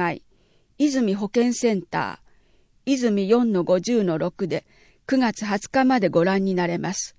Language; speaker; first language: Japanese; native; Japanese